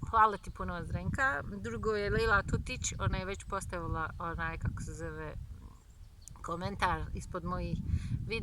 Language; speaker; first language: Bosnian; non-native, fluent; Turkish